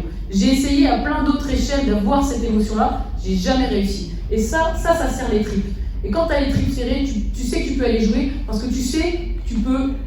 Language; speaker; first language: French; native; French